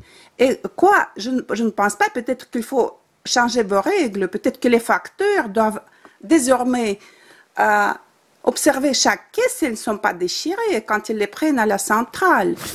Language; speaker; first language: French; non-native, fluent; Russian